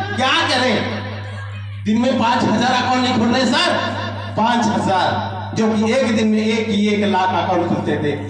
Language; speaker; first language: Hindi; non-native, local second language; Marathi